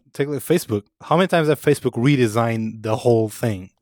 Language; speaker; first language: English; non-native, fluent; Portuguese